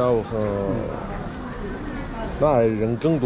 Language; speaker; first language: Chinese; non-native, fluent; English